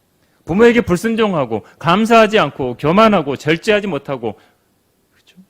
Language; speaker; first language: Korean; native; Korean